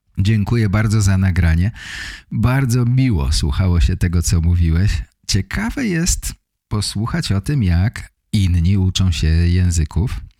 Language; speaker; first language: Polish; native; Polish